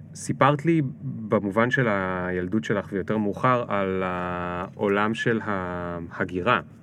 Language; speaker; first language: Hebrew; native; Hebrew